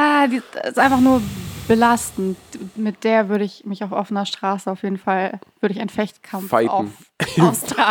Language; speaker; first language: German; early bilingual, other home language; Persian